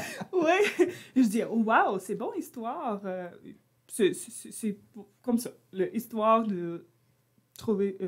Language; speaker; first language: French; non-native, learner; Ukrainian